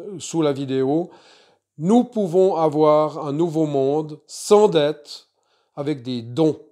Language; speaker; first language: French; native; French